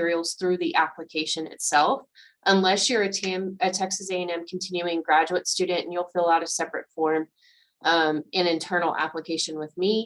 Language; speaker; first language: English; native; English